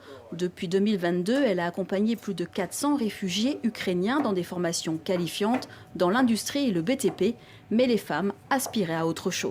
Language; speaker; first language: French; native; French